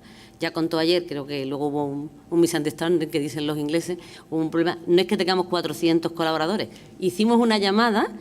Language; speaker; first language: Spanish; native; Spanish